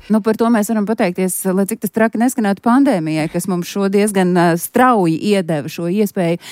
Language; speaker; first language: Latvian; native; Latvian